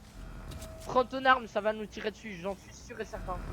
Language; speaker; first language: French; native; French